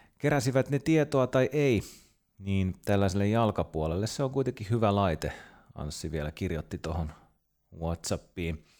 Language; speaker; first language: Finnish; native; Finnish